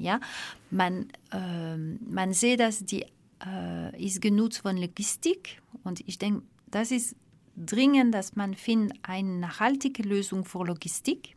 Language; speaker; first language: German; non-native, learner; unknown